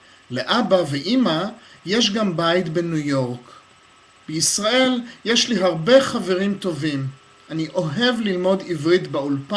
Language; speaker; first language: Hebrew; non-native, learner; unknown